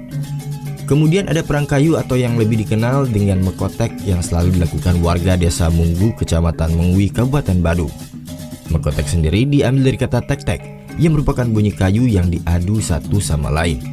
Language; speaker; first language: Indonesian; native; Indonesian